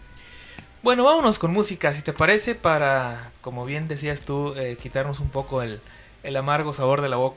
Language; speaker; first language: Spanish; native; Spanish